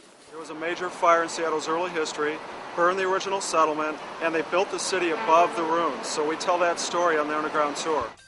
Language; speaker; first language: English; native; English